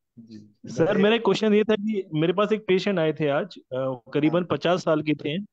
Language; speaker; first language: Hindi; non-native, local second language; Marathi